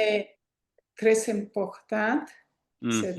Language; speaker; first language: French; non-native, learner; Spanish